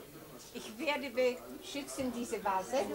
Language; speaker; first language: German; non-native, learner; Lithuanian